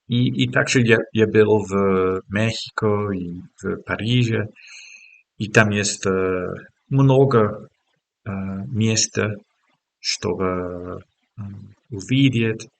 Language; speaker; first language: Russian; non-native, learner; English